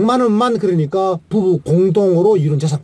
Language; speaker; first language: Korean; native; Korean